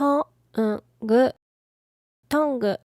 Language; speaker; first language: Japanese; native; Japanese